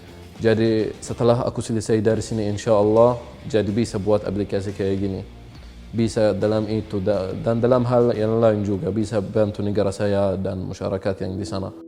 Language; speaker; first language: Indonesian; non-native, fluent; Arabic